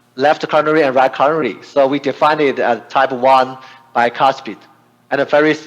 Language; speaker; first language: English; non-native, fluent; Chinese